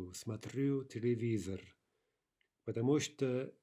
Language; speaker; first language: Russian; non-native, fluent; English